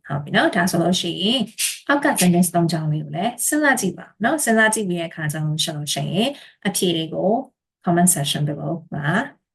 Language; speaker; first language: English; non-native, learner; Burmese